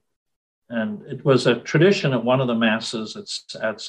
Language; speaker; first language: English; native; English